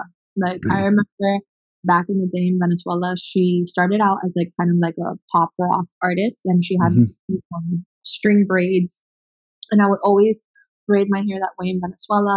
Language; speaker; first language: English; early bilingual, other home language; Spanish